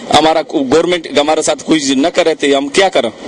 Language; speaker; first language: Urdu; non-native, local second language; Pashto